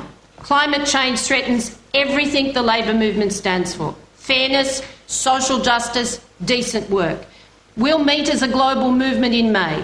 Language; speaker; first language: English; native; English